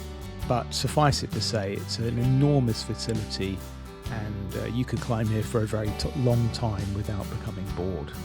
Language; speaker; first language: English; native; English